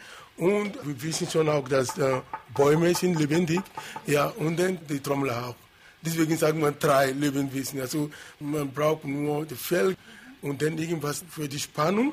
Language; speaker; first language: German; non-native, fluent; Yoruba